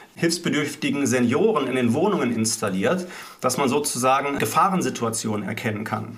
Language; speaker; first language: German; native; German